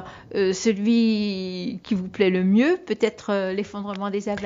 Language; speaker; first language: French; native; French